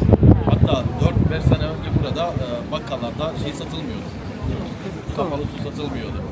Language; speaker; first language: Turkish; native; Turkish